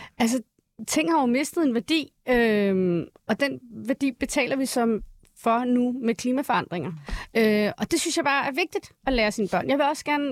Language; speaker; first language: Danish; early bilingual, other home language; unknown